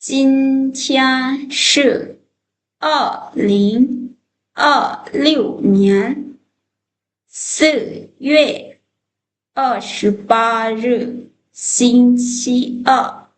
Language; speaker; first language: Chinese; non-native, fluent; Lao